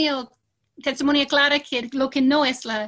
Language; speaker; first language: Spanish; non-native, fluent; English